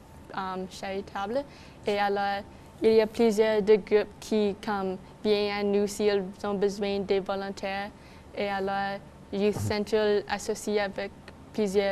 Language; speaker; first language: French; non-native, local second language; English